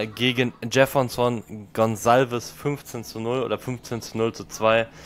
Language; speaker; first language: German; native; German